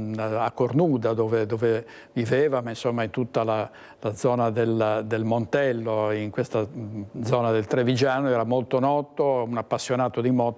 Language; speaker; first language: Italian; native; Italian